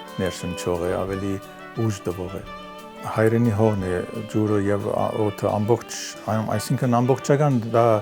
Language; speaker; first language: Armenian; early bilingual, heritage; Armenian